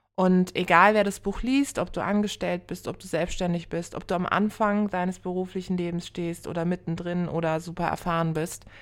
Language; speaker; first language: German; native; German